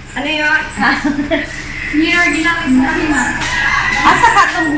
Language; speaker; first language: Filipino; non-native, local second language; Cebuano